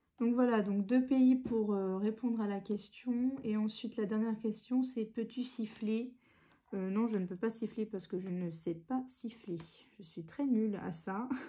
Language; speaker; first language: French; early bilingual, other home language; Portuguese